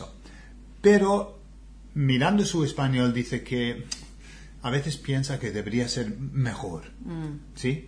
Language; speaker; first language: Spanish; non-native, fluent; English